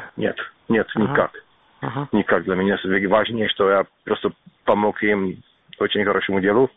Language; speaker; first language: Russian; non-native, fluent; Czech